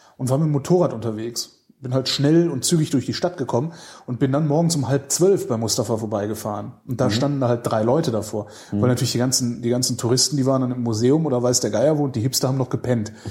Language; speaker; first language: German; native; German